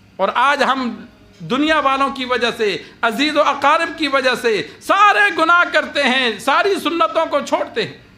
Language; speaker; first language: Urdu; non-native, local second language; Punjabi